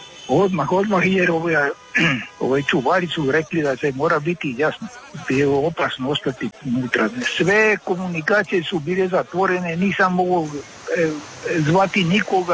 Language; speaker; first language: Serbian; early bilingual, heritage; Serbian